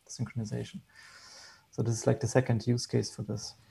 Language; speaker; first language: English; non-native, fluent; German